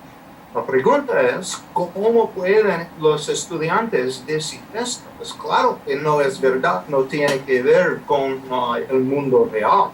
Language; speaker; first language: Spanish; non-native, fluent; English